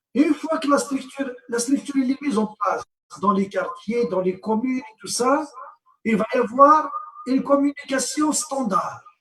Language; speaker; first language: French; non-native, local second language; Arabic